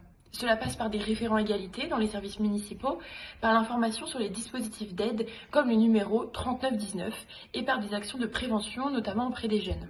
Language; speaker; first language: French; native; French